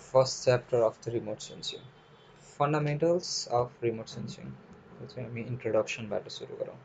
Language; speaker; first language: English; non-native, local second language; Nepali